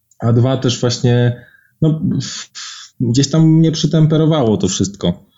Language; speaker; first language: Polish; native; Polish